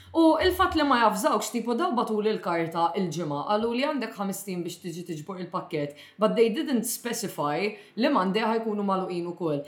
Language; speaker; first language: Maltese; native; Maltese